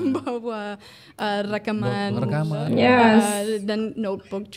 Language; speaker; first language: Indonesian; non-native, fluent; English